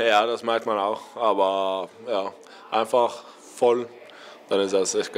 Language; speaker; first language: German; non-native, learner; Norwegian